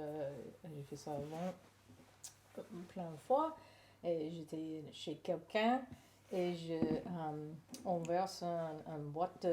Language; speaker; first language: French; non-native, learner; English